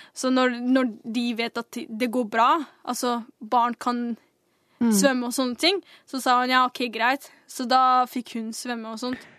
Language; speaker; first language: Norwegian; early bilingual, other home language; Somali